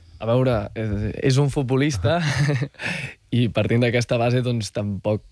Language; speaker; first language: Catalan; early bilingual, other home language; Arabic